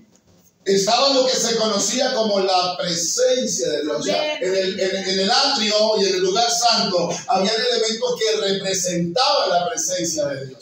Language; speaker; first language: Spanish; native; Spanish